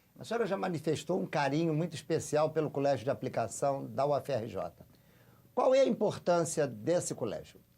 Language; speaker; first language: Portuguese; native; Portuguese